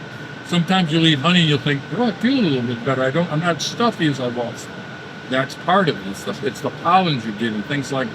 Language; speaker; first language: English; native; English